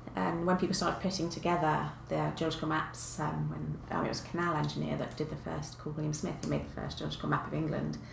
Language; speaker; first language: English; native; English